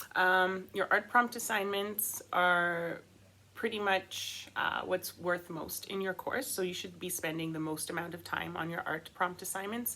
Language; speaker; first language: English; native; English